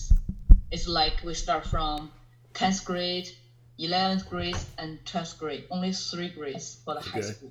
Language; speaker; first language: English; non-native, fluent; Chinese